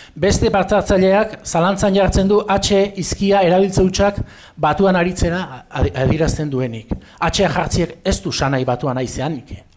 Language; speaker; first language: Basque; native; Basque